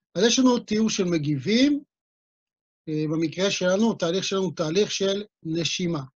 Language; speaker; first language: Hebrew; native; Hebrew